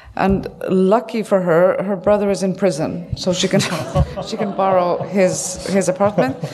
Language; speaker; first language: English; non-native, fluent; Icelandic